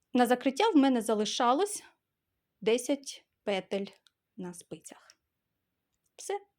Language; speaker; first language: Ukrainian; non-native, local second language; Russian